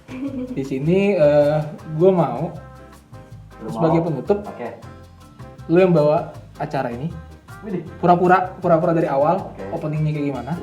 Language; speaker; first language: Indonesian; native; Indonesian